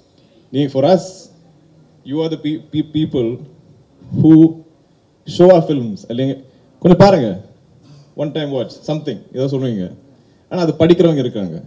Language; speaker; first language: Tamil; non-native, fluent; Malayalam